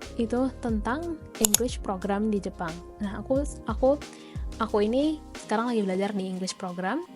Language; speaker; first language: Indonesian; native; Indonesian